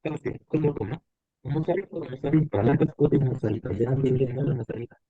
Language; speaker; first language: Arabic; non-native, fluent; Indonesian